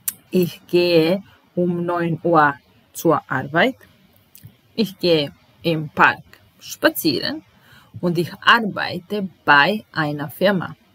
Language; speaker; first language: German; non-native, fluent; Serbian